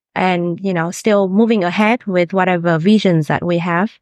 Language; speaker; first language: English; non-native, fluent; Vietnamese